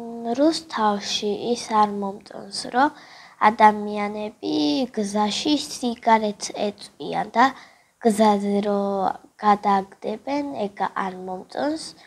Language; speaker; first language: Georgian; early bilingual, other home language; Korean